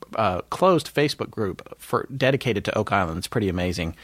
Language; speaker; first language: English; native; English